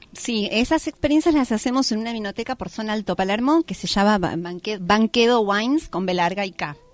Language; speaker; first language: Spanish; native; Spanish